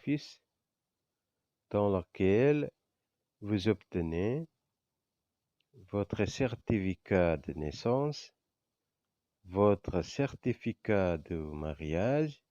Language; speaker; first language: French; non-native, fluent; Indonesian